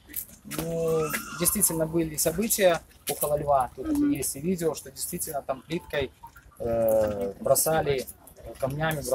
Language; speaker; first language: Russian; native; Russian